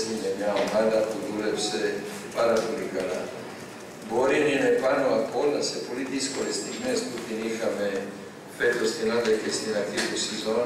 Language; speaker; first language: Greek; non-native, fluent; Serbian